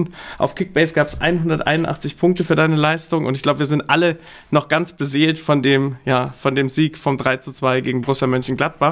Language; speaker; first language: German; native; German